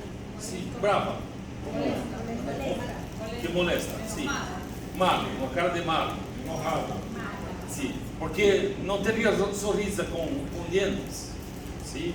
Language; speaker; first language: Spanish; non-native, learner; Portuguese